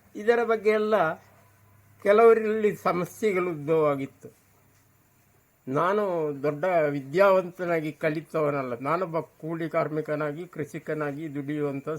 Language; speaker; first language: Kannada; non-native, local second language; Marathi